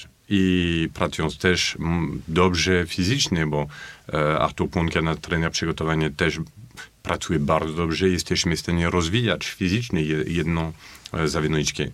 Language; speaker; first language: Polish; non-native, fluent; French